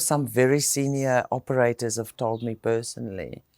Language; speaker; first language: English; non-native, local second language; Afrikaans